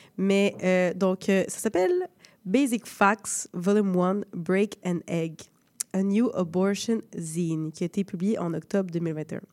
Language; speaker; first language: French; early bilingual, other home language; Spanish